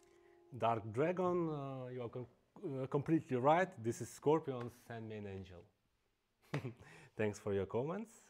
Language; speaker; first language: English; non-native, fluent; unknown